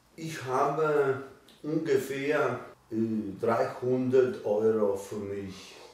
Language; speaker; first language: German; non-native, learner; Polish